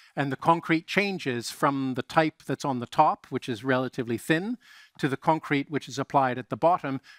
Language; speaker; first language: English; native; English